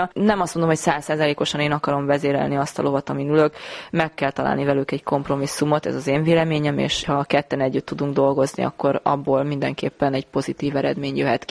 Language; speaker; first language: Hungarian; native; Hungarian